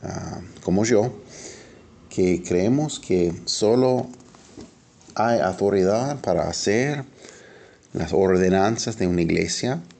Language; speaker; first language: Spanish; non-native, fluent; English